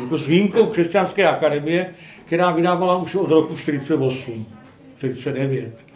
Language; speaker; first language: Czech; non-native, local second language; Polish